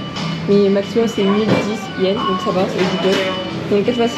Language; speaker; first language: French; native; French